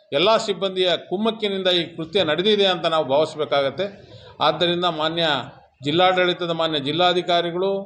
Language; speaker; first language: Kannada; non-native, local second language; Lambadi